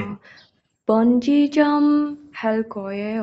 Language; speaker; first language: Korean; non-native, learner; Indonesian